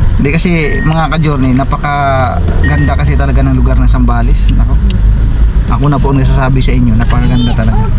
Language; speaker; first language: Filipino; non-native, local second language; Cebuano